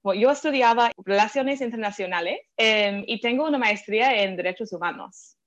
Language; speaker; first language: Spanish; non-native, fluent; English